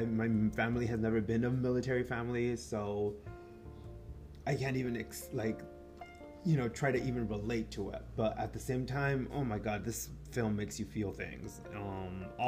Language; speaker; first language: English; non-native, fluent; Spanish